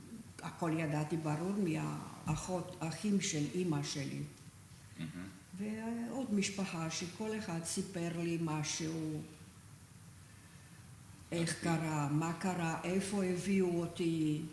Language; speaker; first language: Hebrew; non-native, fluent; Romanian